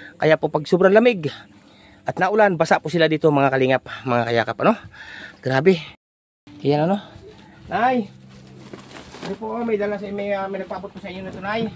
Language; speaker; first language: Filipino; native; Filipino